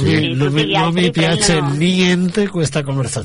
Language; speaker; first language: Italian; non-native, learner; Catalan